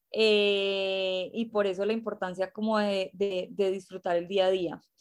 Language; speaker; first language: Spanish; native; Spanish